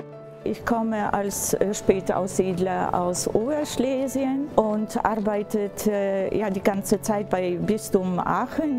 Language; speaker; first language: German; non-native, fluent; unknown